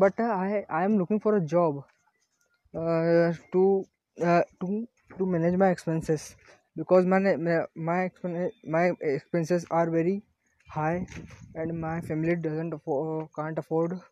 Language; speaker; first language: English; non-native, learner; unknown